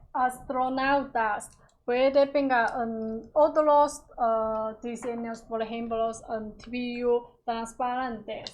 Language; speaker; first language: Spanish; non-native, learner; Chinese